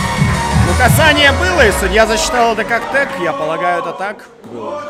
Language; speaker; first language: Russian; native; Russian